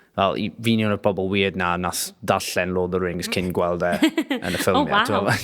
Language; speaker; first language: Welsh; non-native, local second language; English